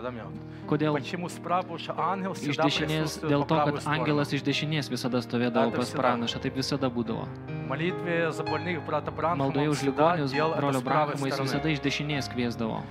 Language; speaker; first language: Lithuanian; native; Lithuanian